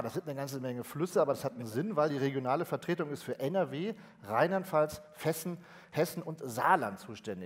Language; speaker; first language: German; native; German